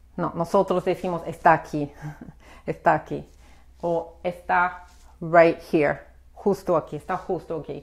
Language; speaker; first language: Spanish; non-native, fluent; English